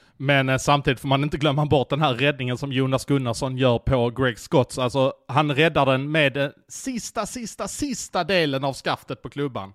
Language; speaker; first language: Swedish; native; Swedish